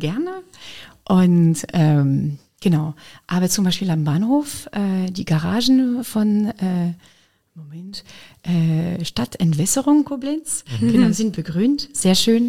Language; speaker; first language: German; non-native, fluent; French